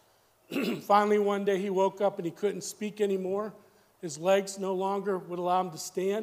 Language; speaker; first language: English; native; English